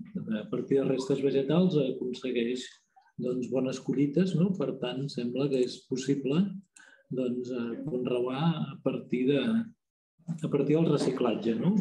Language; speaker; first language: Catalan; native; Catalan